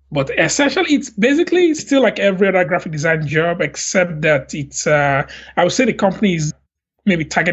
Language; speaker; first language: English; non-native, local second language; Igbo